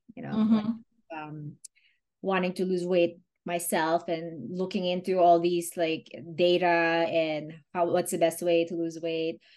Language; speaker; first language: English; non-native, local second language; Filipino